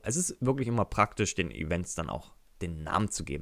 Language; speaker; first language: German; native; German